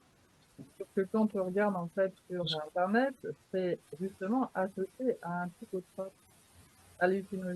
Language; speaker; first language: French; native; French